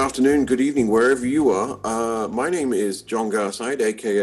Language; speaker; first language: English; native; English